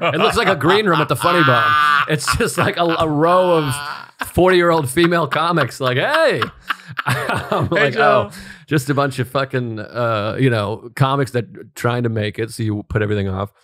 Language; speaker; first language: English; native; English